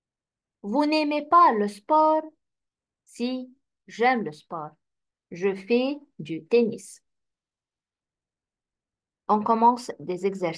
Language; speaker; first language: French; non-native, fluent; Arabic